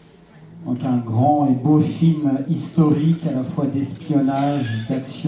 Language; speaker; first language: French; native; French